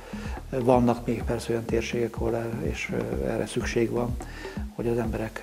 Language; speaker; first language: Hungarian; native; Hungarian